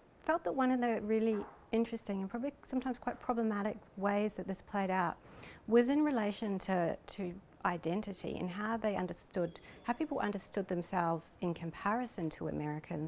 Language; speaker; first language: English; native; English